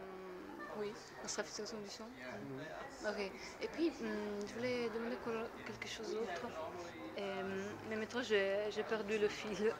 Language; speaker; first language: French; non-native, learner; Italian